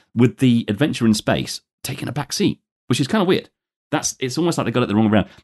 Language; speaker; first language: English; native; English